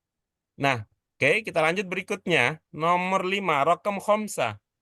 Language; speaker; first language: Indonesian; native; Indonesian